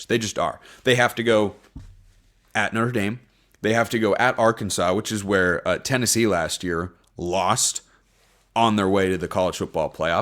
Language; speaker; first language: English; native; English